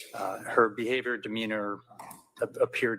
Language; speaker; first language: English; native; English